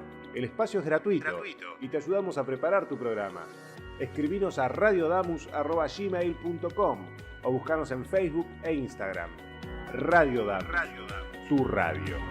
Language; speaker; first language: Spanish; native; Spanish